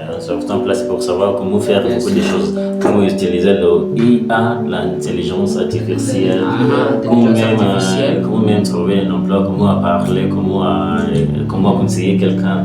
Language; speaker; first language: French; non-native, learner; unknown